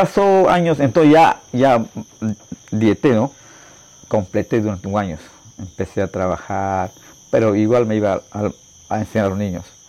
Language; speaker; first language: Spanish; non-native, local second language; Shipibo-Conibo